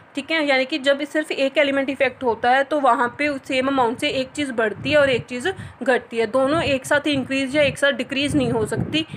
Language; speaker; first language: Hindi; non-native, local second language; Punjabi